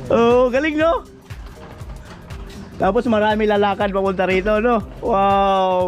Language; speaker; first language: Filipino; native; Filipino